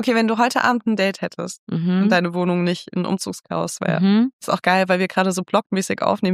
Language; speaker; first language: German; native; German